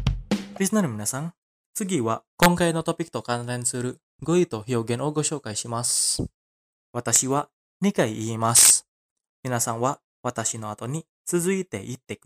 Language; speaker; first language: Japanese; non-native, fluent; Indonesian